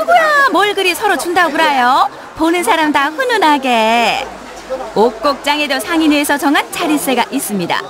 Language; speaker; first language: Korean; native; Korean